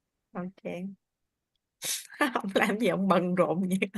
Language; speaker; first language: Vietnamese; native; Vietnamese